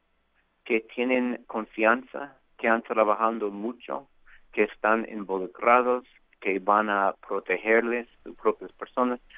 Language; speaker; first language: Spanish; non-native, fluent; English